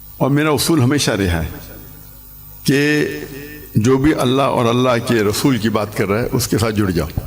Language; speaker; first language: Urdu; non-native, local second language; English